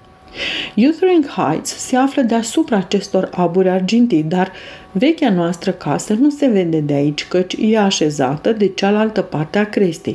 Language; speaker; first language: Romanian; native; Romanian